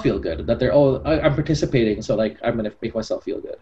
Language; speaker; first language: English; native; English